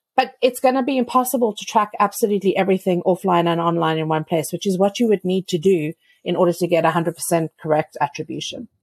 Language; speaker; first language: English; native; English